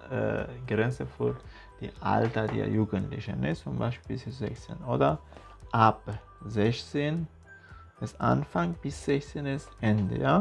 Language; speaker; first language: German; non-native, fluent; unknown